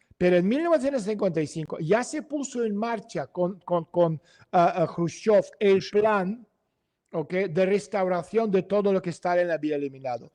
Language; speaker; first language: Spanish; non-native, fluent; Russian